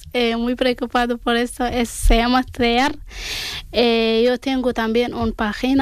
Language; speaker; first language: Spanish; non-native, learner; Arabic